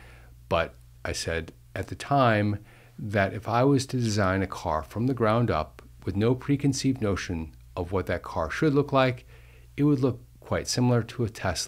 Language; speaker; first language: English; native; English